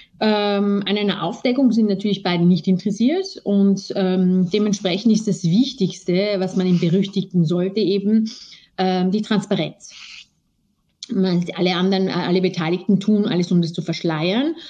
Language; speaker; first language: German; early bilingual, other home language; Armenian